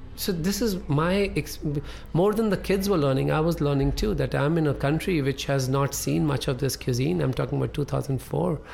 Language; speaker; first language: English; non-native, local second language; Punjabi